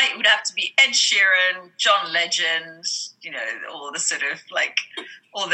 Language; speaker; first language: English; native; English